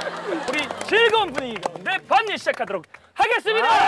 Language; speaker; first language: Korean; native; Korean